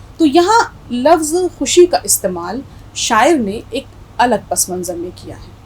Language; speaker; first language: Urdu; native; Urdu